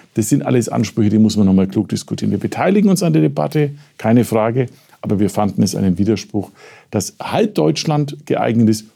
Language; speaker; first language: German; native; German